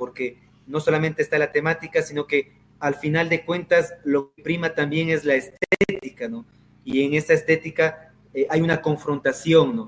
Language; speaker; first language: Spanish; native; Spanish